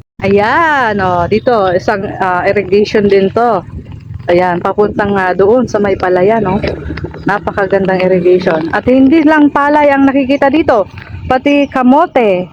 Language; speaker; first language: Filipino; non-native, local second language; Bikol